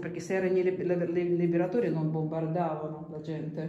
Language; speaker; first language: Italian; non-native, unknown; Russian